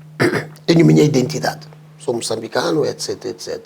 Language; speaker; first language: Portuguese; non-native, local second language; Tsonga